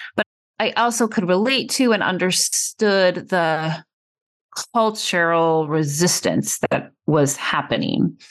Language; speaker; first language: English; early bilingual, other home language; Spanish